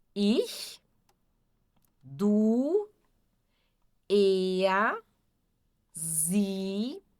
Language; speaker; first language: German; non-native, fluent; Portuguese